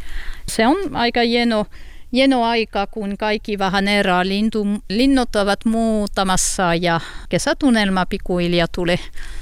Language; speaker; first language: Finnish; non-native, learner; French